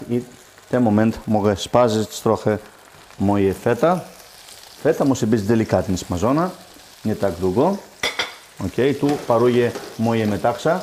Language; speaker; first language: Polish; non-native, fluent; Greek